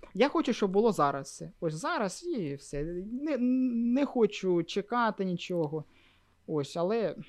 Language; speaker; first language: Ukrainian; native; Ukrainian